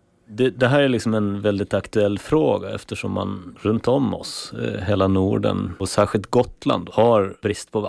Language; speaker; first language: Swedish; native; Swedish